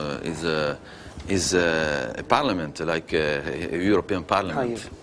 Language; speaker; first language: English; non-native, learner; Italian